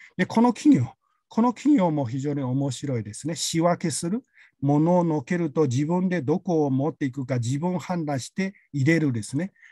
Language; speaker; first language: Japanese; non-native, fluent; Chinese